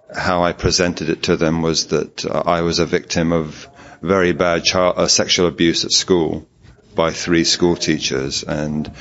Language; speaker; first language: English; native; English